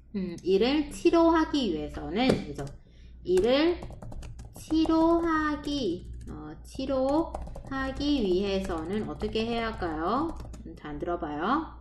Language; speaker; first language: Korean; non-native, fluent; Vietnamese